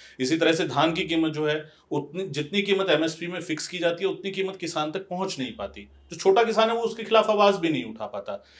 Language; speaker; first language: Hindi; non-native, local second language; Punjabi